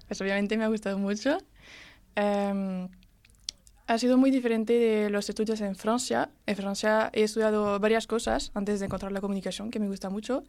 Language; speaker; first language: Spanish; early bilingual, heritage; French